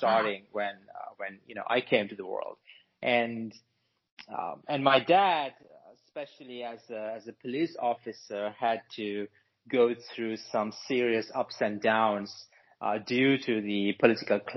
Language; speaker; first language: English; non-native, local second language; Sinhala